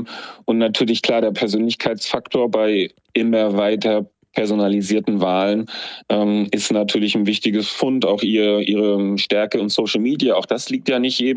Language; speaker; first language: German; native; German